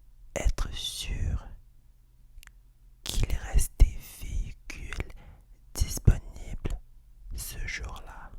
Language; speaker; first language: French; non-native, fluent; English